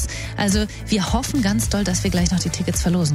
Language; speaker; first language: German; native; German